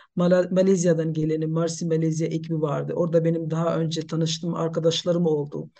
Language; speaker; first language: Turkish; non-native, fluent; Nepali